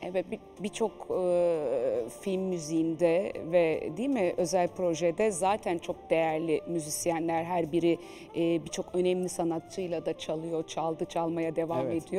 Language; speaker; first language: Turkish; native; Turkish